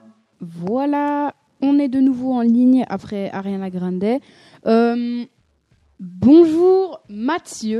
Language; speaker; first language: French; native; French